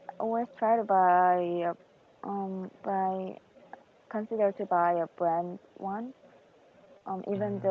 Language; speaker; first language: English; non-native, learner; Korean